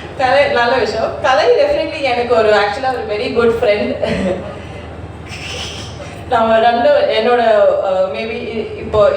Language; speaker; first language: Tamil; non-native, learner; Malayalam